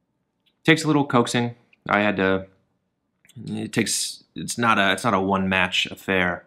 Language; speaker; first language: English; native; English